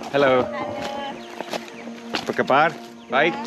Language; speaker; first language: Indonesian; non-native, learner; English